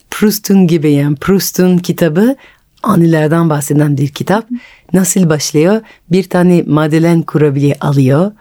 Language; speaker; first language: Turkish; non-native, fluent; French